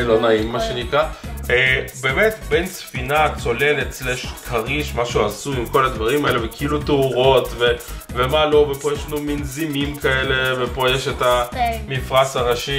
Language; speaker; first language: Hebrew; native; Hebrew